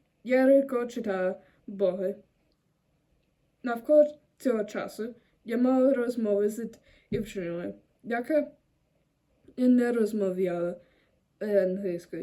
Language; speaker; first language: Ukrainian; non-native, learner; German